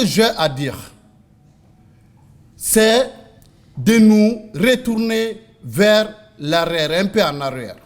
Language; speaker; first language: French; non-native, local second language; Mandingo